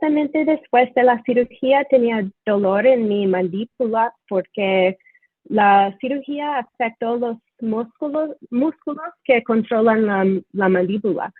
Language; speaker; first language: Spanish; non-native, fluent; English